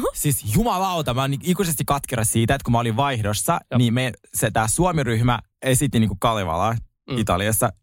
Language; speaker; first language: Finnish; early bilingual, other home language; Russian